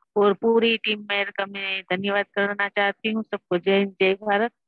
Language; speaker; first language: Hindi; non-native, local second language; Gujarati